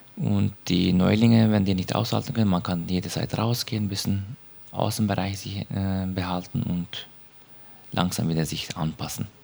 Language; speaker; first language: German; non-native, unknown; Turkish